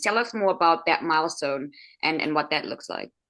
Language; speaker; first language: English; native; English